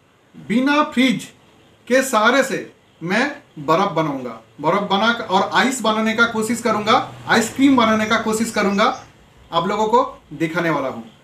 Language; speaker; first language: Hindi; non-native, local second language; Bangla